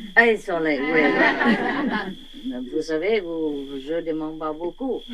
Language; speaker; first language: French; non-native, learner; Vietnamese